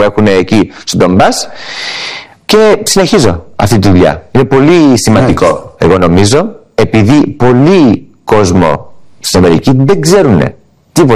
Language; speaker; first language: Greek; early bilingual, heritage; English